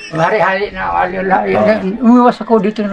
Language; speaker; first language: Filipino; non-native, local second language; Bikol